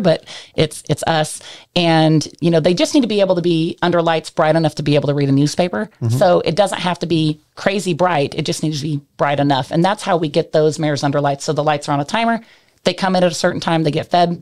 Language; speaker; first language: English; native; English